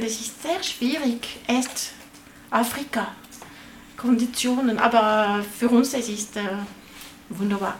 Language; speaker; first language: German; non-native, learner; French